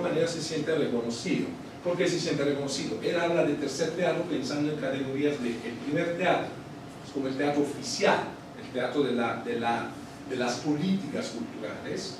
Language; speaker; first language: Spanish; non-native, fluent; Italian